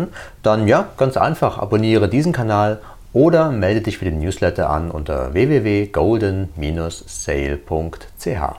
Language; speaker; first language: German; native; German